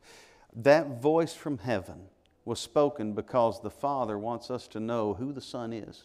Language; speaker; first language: English; native; English